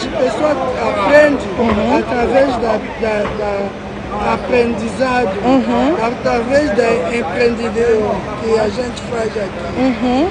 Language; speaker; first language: Portuguese; non-native, fluent; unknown